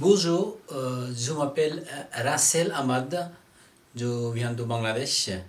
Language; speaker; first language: French; non-native, learner; Bangla